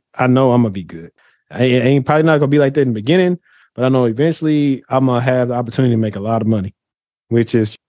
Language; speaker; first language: English; native; English